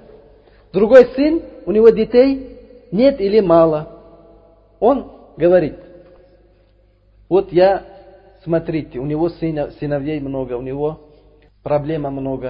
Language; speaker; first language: Russian; non-native, learner; Uzbek